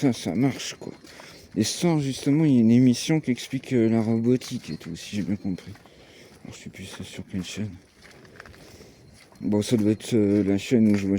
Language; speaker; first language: French; native; French